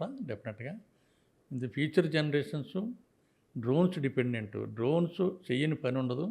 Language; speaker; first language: Telugu; native; Telugu